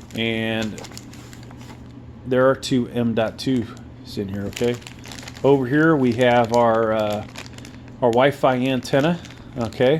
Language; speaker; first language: English; native; English